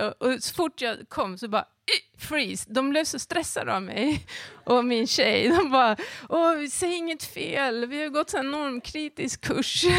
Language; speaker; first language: Swedish; native; Swedish